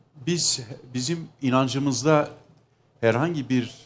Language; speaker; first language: Turkish; native; Turkish